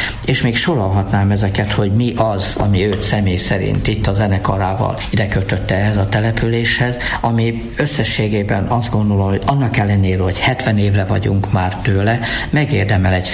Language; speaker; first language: Hungarian; native; Hungarian